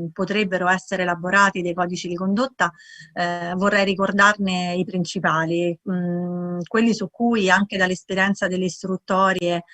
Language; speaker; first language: Italian; native; Italian